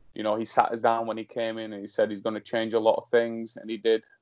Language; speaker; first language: English; early bilingual, other home language; Slovak